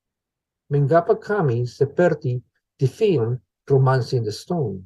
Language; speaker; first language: Indonesian; non-native, learner; English